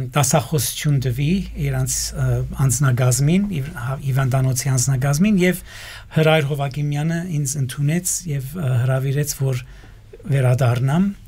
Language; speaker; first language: Armenian; early bilingual, heritage; Armenian